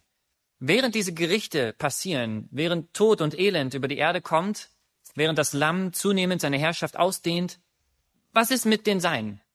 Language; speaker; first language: German; native; German